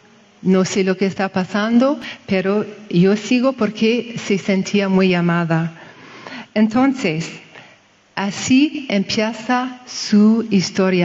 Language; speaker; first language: Spanish; non-native, fluent; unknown